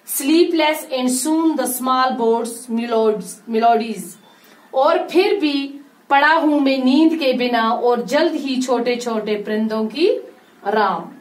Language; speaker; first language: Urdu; non-native, local second language; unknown